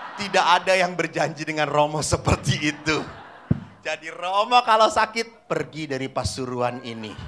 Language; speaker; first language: Indonesian; native; Indonesian